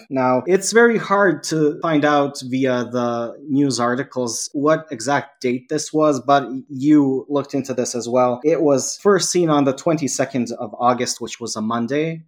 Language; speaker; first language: English; non-native, fluent; Serbian